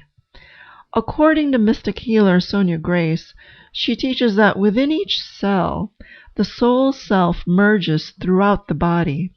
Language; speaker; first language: English; native; English